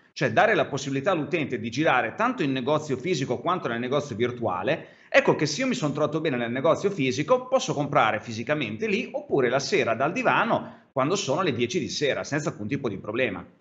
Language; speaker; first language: Italian; native; Italian